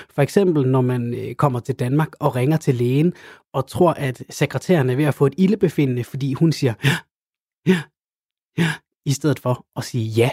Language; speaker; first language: Danish; native; Danish